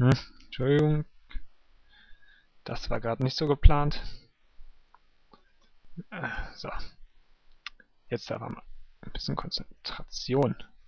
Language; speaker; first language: German; native; German